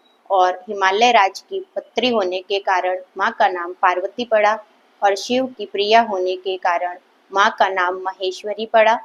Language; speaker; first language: Hindi; native; Hindi